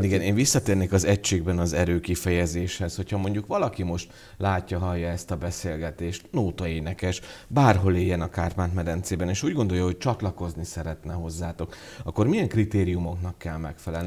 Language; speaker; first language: Hungarian; native; Hungarian